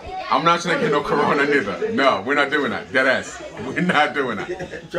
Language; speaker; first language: English; early bilingual, other home language; French